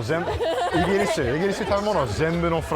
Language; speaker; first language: Japanese; non-native, learner; English